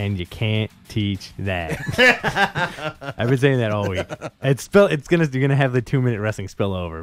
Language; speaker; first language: English; native; English